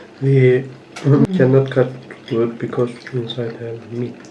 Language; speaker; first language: English; non-native, learner; Turkish